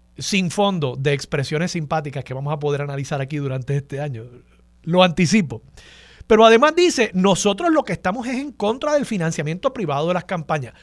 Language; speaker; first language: Spanish; native; Spanish